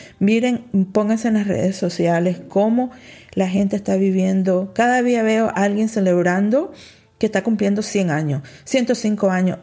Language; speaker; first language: Spanish; early bilingual, heritage; Spanish